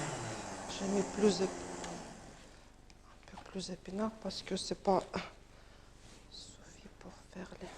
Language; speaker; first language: French; non-native, learner; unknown